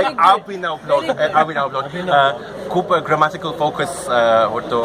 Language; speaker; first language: Marathi; non-native, learner; English